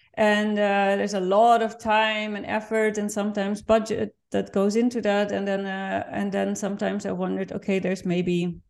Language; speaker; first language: English; non-native, fluent; Dutch